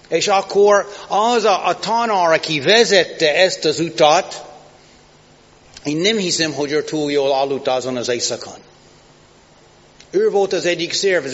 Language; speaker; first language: Hungarian; non-native, fluent; English